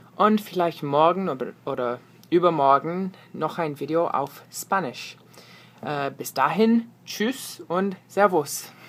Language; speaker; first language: German; non-native, fluent; English